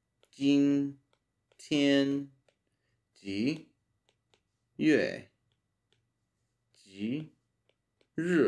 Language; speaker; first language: Chinese; non-native, learner; English